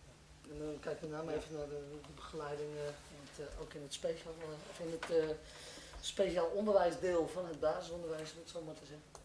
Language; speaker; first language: Dutch; non-native, local second language; Western Frisian